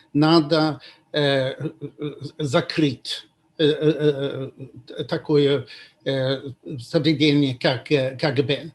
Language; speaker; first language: Russian; non-native, fluent; Swedish